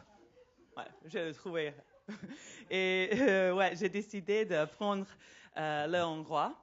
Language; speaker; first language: French; non-native, fluent; Serbian